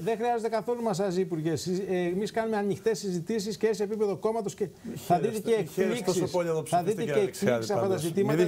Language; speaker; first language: Greek; native; Greek